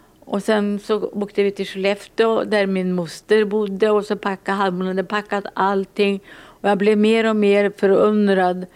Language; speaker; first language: Swedish; early bilingual, other home language; Finnish